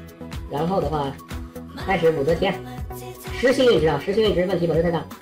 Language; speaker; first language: Chinese; native; Chinese